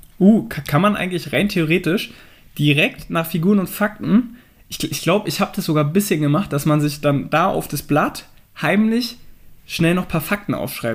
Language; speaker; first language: German; native; German